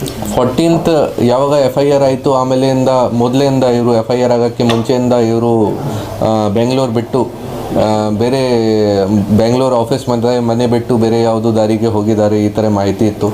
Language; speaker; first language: Kannada; non-native, fluent; Hindi